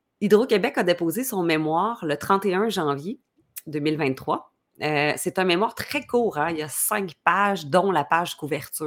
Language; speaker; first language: French; native; French